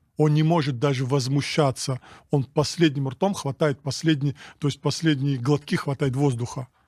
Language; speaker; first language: Russian; non-native, local second language; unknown